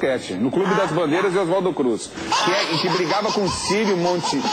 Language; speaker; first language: Portuguese; native; Portuguese